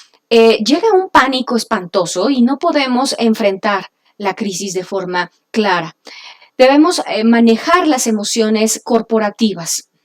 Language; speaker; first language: Spanish; native; Spanish